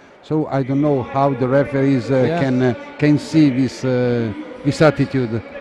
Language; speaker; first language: English; non-native, fluent; Italian